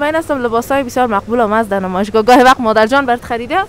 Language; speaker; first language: Persian; native; Persian